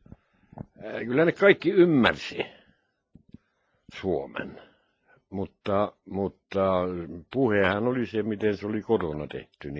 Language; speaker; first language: Finnish; non-native, local second language; Norwegian